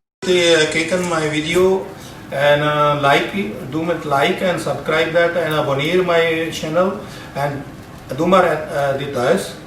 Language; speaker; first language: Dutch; non-native, learner; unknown